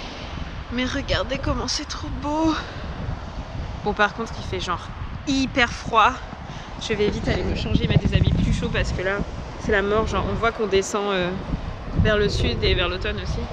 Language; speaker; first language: French; native; French